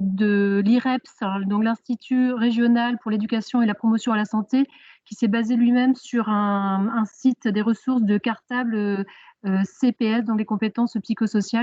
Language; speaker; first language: French; native; French